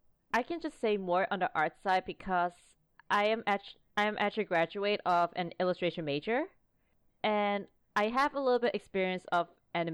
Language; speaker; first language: English; non-native, local second language; Cantonese